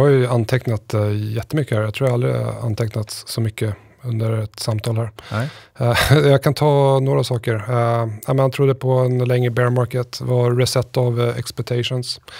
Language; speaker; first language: Swedish; native; Swedish